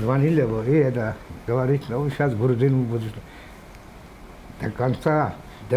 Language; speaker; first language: Russian; non-native, local second language; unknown